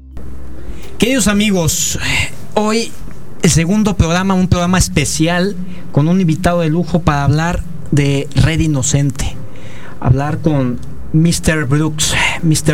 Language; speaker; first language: Spanish; native; Spanish